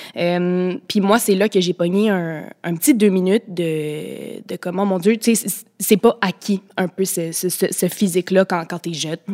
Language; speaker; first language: French; native; French